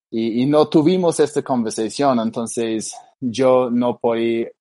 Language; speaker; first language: Spanish; non-native, fluent; English